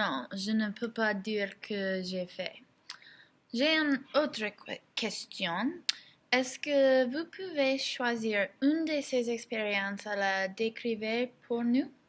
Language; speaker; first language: French; non-native, learner; English